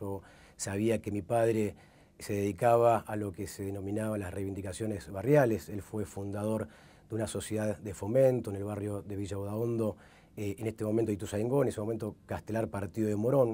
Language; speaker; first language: Spanish; native; Spanish